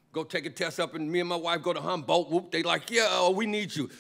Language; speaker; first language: English; native; English